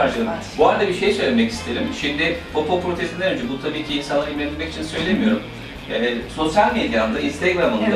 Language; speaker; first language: Turkish; native; Turkish